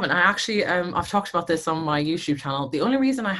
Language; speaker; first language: English; native; English